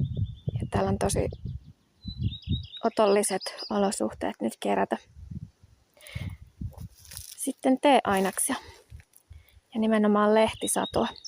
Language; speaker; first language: Finnish; native; Finnish